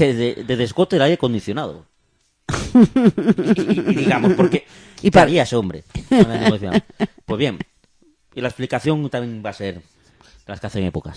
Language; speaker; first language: Spanish; native; Spanish